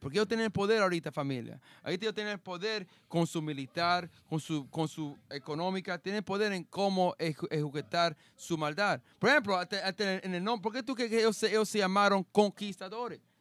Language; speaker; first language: Spanish; early bilingual, heritage; Spanish